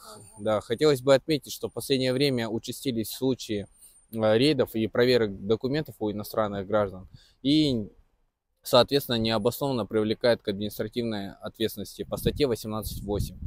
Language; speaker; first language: Russian; native; Russian